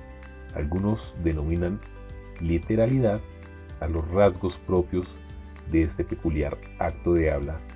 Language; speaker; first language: Spanish; native; Spanish